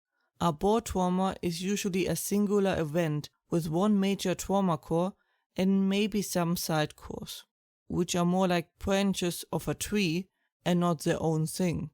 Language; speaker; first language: English; non-native, fluent; German